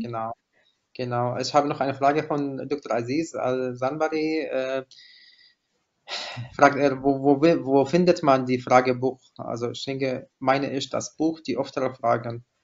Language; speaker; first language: German; non-native, fluent; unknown